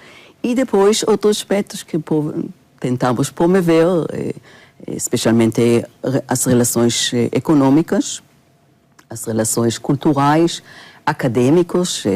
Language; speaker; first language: Portuguese; non-native, fluent; Hebrew